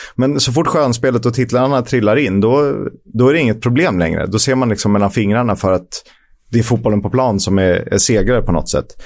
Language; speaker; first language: Swedish; native; Swedish